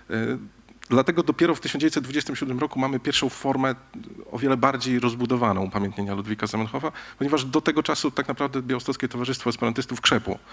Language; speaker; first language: Polish; native; Polish